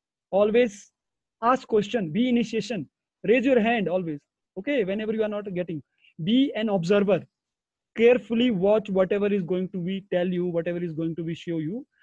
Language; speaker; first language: English; non-native, local second language; Hindi